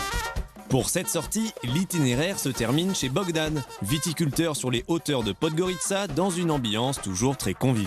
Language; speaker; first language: French; native; French